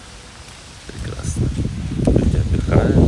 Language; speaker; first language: Russian; native; Russian